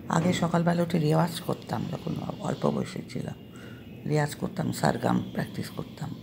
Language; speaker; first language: Bangla; early bilingual, heritage; Bangla